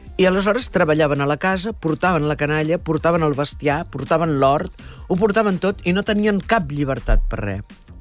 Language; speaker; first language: Catalan; native; Catalan